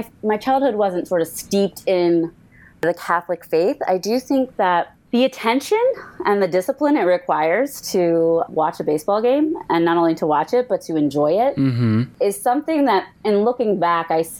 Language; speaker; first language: English; native; English